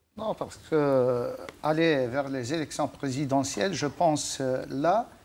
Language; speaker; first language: French; non-native, local second language; Arabic